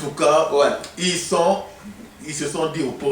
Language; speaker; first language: French; non-native, local second language; Lingala